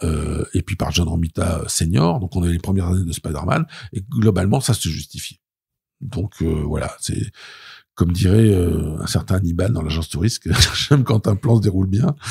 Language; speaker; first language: French; native; French